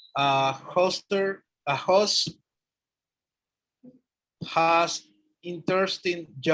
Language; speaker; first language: English; non-native, learner; Spanish